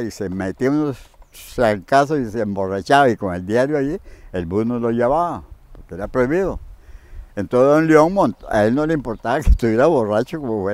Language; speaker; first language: Spanish; native; Spanish